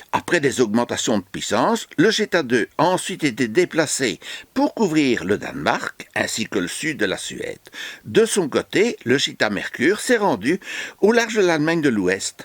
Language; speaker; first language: French; native; French